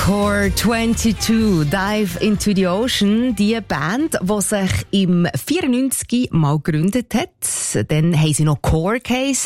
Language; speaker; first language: German; native; German